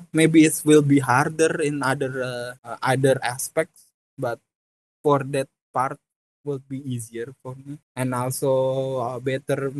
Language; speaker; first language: English; non-native, fluent; Indonesian